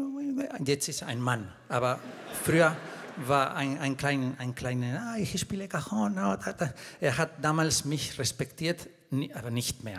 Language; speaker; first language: German; non-native, fluent; Spanish